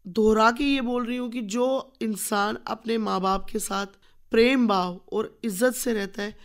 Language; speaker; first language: Hindi; native; Hindi